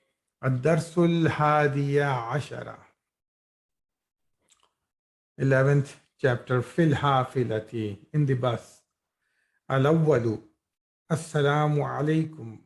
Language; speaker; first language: Arabic; non-native, fluent; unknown